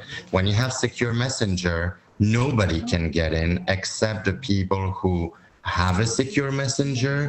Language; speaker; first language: English; non-native, fluent; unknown